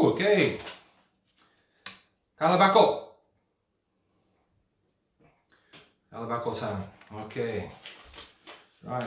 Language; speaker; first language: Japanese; non-native, learner; English